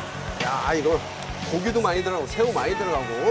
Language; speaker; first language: Korean; native; Korean